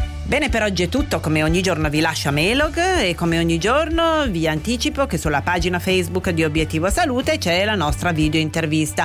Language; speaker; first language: Italian; native; Italian